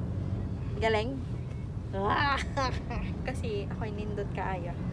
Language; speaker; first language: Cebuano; non-native, learner; Filipino